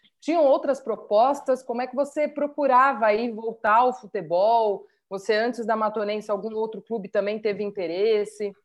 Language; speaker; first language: Portuguese; native; Portuguese